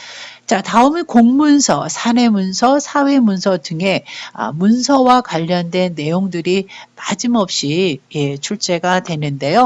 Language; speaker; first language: Korean; native; Korean